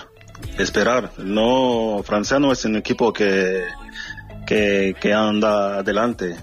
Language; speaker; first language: Spanish; non-native, fluent; French